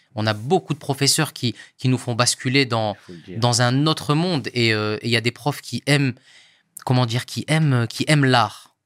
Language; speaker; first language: French; native; French